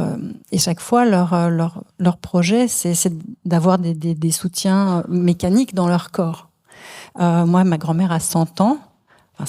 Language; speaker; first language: French; native; French